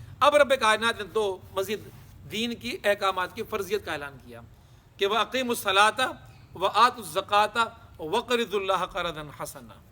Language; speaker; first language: Urdu; non-native, local second language; Sindhi